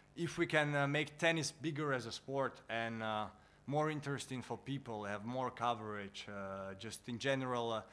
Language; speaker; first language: English; non-native, fluent; Russian